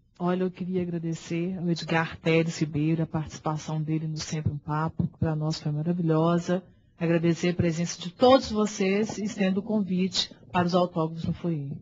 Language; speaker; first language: Portuguese; native; Portuguese